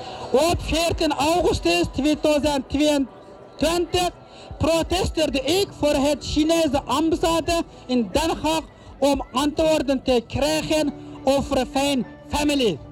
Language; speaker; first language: Dutch; non-native, learner; Uyghur